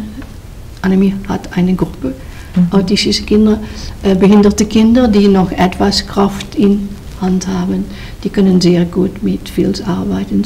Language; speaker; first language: German; non-native, fluent; Dutch